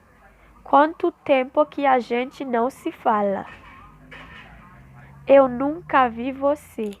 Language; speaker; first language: Portuguese; non-native, learner; Haitian Creole